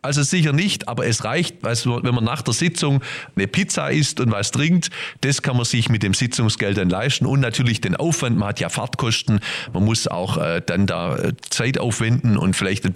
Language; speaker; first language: German; native; German